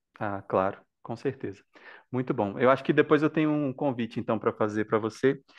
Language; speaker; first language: Portuguese; native; Portuguese